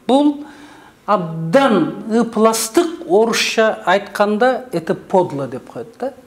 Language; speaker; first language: Russian; non-native, local second language; Kyrgyz